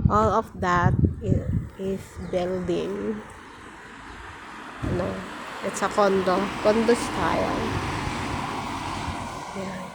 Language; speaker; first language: English; non-native, local second language; Filipino